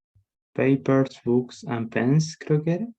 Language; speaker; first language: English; non-native, learner; Spanish